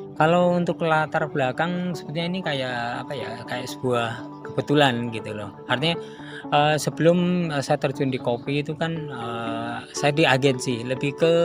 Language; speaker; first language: Indonesian; native; Indonesian